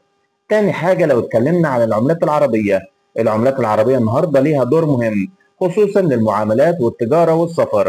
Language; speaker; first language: Arabic; native; Arabic